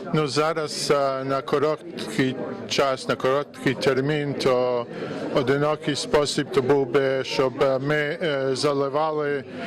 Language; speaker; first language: Ukrainian; early bilingual, heritage; Ukrainian